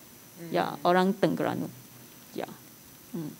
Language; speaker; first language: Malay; non-native, local second language; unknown